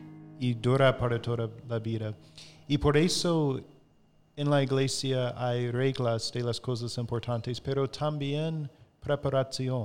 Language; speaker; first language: Spanish; non-native, fluent; English